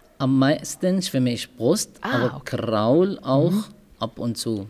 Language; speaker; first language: German; non-native, learner; Arabic